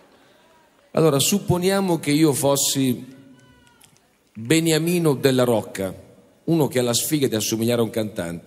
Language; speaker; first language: Italian; native; Italian